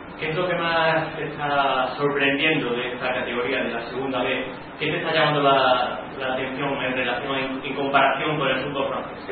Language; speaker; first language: Spanish; native; Spanish